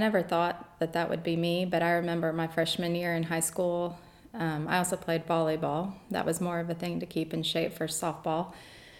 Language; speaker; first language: English; native; English